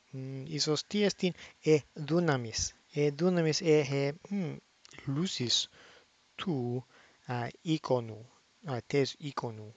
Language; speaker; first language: Greek; non-native, fluent; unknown